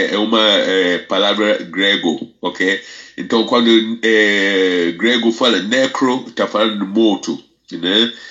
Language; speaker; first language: Portuguese; non-native, fluent; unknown